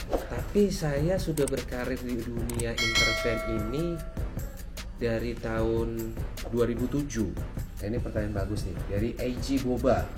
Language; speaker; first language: Indonesian; native; Indonesian